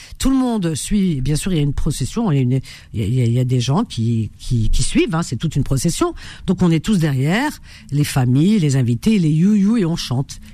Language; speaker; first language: French; early bilingual, other home language; Arabic